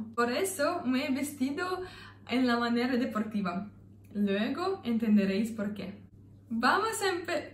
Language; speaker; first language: Spanish; non-native, fluent; Russian